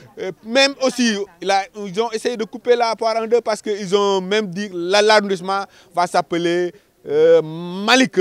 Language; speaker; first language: French; non-native, local second language; Wolof